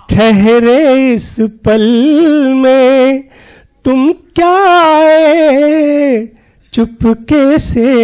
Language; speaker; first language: Hindi; native; Hindi